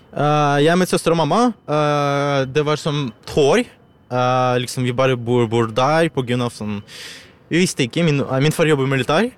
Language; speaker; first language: Norwegian; early bilingual, other home language; Ukrainian